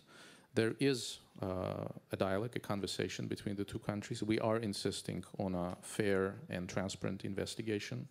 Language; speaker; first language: English; non-native, fluent; Azerbaijani